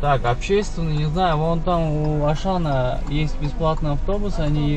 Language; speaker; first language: Russian; non-native, local second language; Kyrgyz